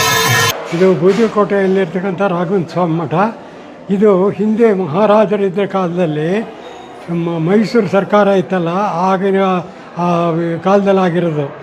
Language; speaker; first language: Kannada; native; Kannada